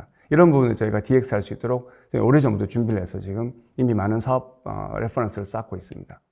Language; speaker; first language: Korean; native; Korean